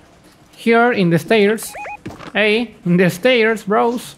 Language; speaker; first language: English; non-native, learner; Spanish